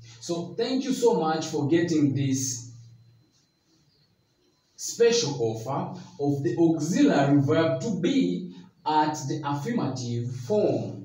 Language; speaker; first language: English; non-native, fluent; Swahili